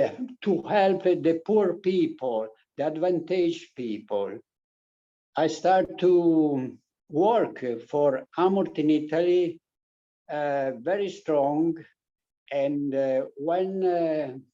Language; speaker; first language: English; non-native, learner; Italian